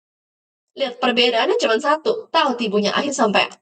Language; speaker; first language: Indonesian; native; Indonesian